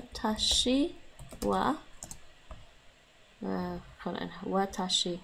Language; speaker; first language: Japanese; non-native, learner; English